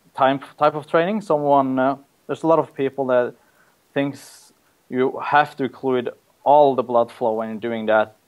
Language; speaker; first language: English; non-native, fluent; Norwegian